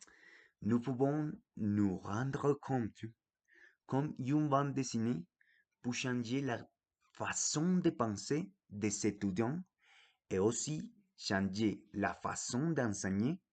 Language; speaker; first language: French; non-native, fluent; Spanish